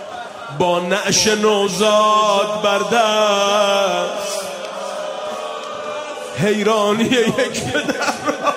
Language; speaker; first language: Persian; native; Persian